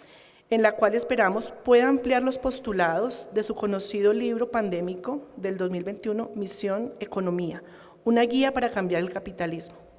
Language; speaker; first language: Spanish; native; Spanish